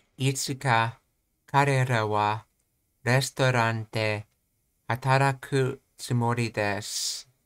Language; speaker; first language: Japanese; non-native, learner; English